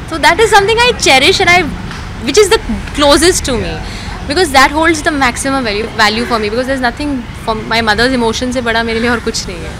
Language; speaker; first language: Hindi; native; Hindi